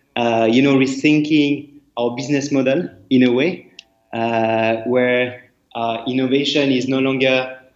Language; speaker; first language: English; non-native, fluent; French